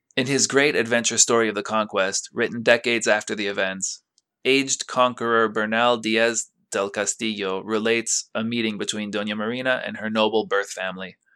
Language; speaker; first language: English; native; English